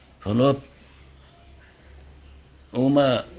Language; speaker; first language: Portuguese; non-native, learner; Arabic